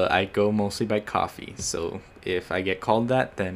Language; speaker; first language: English; native; English